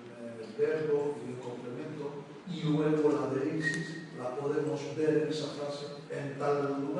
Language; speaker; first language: Spanish; non-native, fluent; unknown